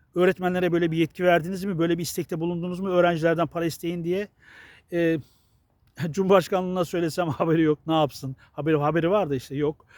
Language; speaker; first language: Turkish; native; Turkish